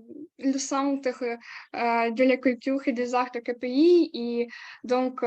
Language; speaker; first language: French; non-native, learner; Ukrainian